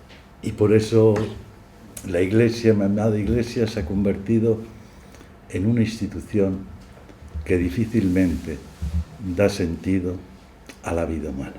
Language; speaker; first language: Spanish; native; Spanish